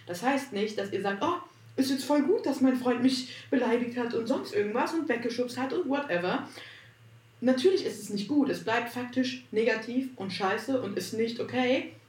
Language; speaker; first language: German; native; German